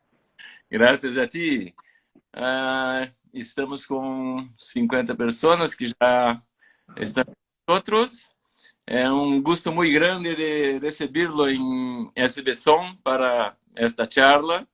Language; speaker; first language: Spanish; non-native, fluent; Portuguese